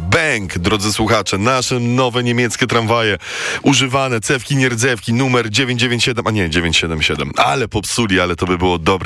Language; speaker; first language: Polish; native; Polish